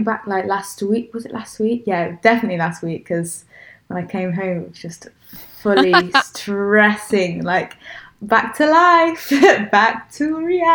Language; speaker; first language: English; native; English